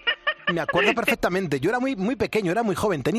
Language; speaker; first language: Spanish; native; Spanish